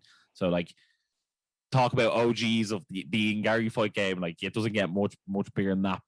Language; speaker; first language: English; native; English